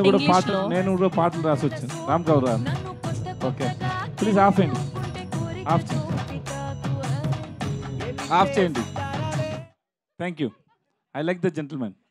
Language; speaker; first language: Telugu; non-native, learner; Tamil